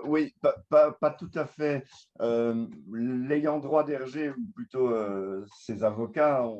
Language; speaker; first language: French; native; French